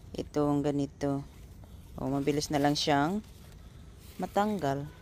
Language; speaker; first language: Filipino; non-native, local second language; Masbatenyo